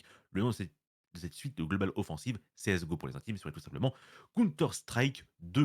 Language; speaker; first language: French; native; French